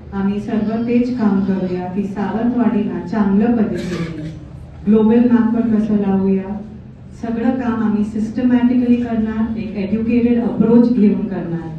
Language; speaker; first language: Marathi; non-native, learner; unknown